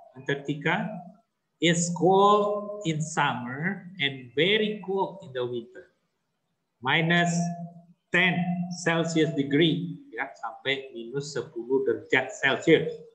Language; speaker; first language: English; non-native, fluent; Indonesian